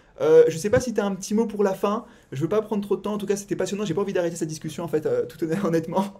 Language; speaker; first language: French; native; French